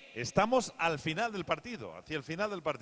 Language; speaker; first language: Spanish; native; Spanish